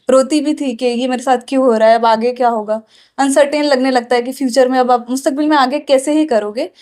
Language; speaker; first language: Hindi; non-native, local second language; Urdu